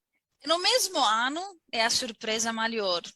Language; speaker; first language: Portuguese; non-native, learner; Arabic